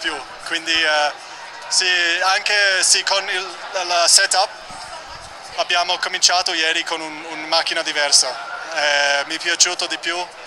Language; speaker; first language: Italian; non-native, learner; English